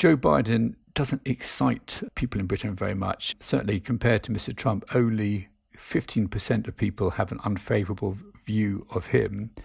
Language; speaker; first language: English; native; English